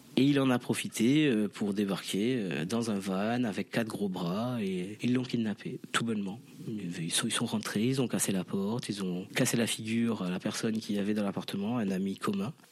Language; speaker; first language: French; non-native, local second language; Morisyen